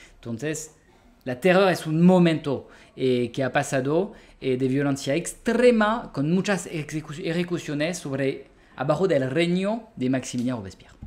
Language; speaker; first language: Spanish; non-native, fluent; French